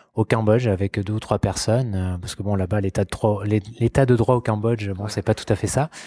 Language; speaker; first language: French; native; French